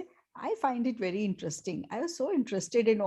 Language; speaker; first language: English; non-native, fluent; Hindi